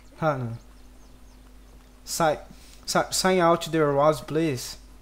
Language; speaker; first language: English; non-native, learner; Portuguese